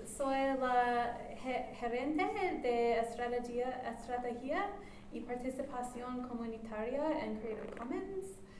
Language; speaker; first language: Spanish; non-native, learner; English